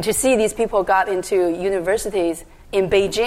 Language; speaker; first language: English; non-native, fluent; Chinese